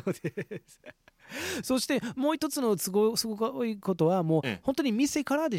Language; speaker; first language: Japanese; non-native, fluent; English